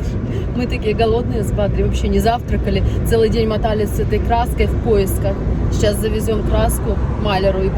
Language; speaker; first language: Russian; native; Russian